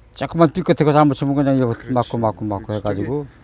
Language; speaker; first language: Korean; native; Korean